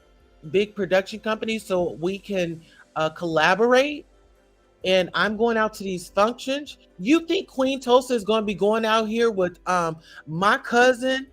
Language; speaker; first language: English; native; English